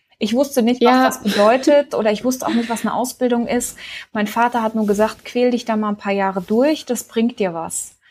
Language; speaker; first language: German; early bilingual, heritage; German